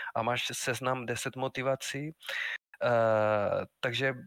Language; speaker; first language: Czech; non-native, fluent; Spanish